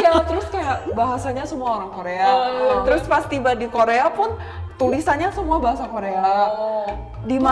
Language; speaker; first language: Indonesian; early bilingual, other home language; Korean